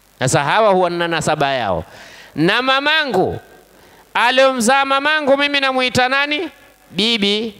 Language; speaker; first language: Swahili; native; Swahili